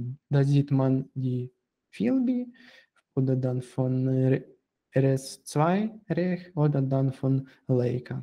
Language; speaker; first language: German; non-native, fluent; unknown